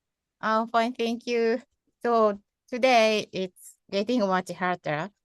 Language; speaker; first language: English; non-native, fluent; Japanese